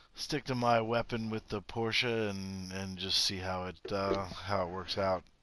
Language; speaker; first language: English; native; English